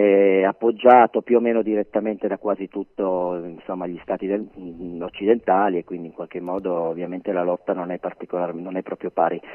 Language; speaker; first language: Italian; native; Italian